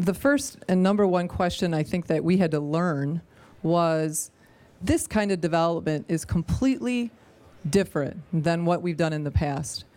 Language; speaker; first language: English; native; English